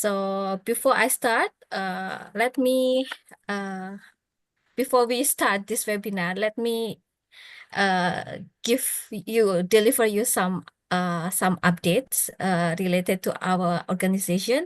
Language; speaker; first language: English; non-native, fluent; Indonesian